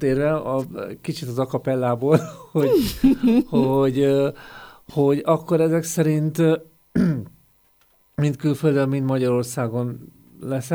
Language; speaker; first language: Hungarian; native; Hungarian